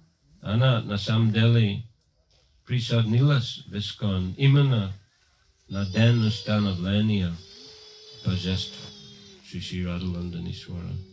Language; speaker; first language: Russian; non-native, fluent; English